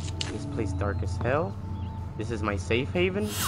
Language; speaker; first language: English; non-native, local second language; Spanish